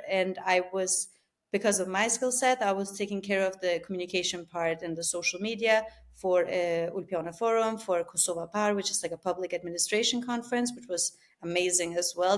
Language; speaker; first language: English; non-native, fluent; Albanian